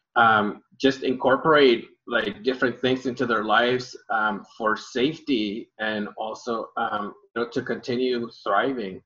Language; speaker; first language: English; early bilingual, other home language; Spanish